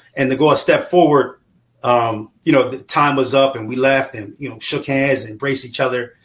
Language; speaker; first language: English; native; English